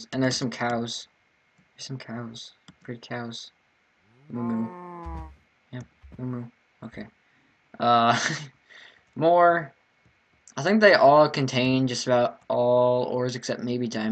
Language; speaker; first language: English; native; English